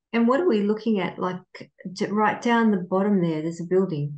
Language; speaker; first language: English; native; English